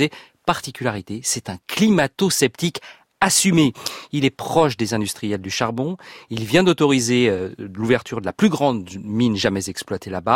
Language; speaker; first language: French; native; French